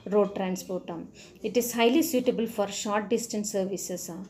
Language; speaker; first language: English; non-native, local second language; Tamil